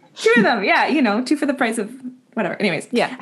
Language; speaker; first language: English; native; English